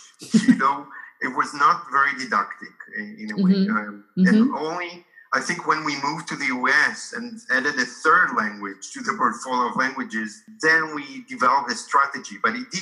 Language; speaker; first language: English; non-native, fluent; Hebrew